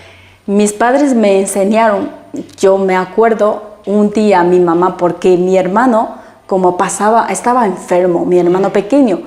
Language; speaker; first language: Spanish; non-native, fluent; Chinese